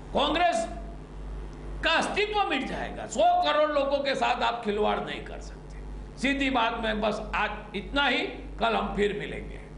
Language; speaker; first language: Hindi; non-native, local second language; Gujarati